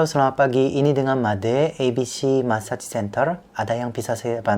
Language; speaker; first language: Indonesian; non-native, fluent; Korean